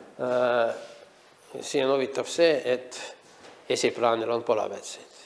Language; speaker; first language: Estonian; non-native, local second language; Russian